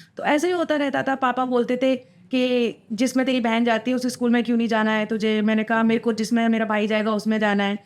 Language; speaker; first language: Hindi; native; Hindi